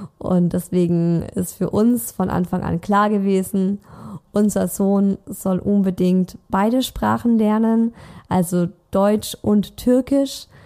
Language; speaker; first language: German; native; German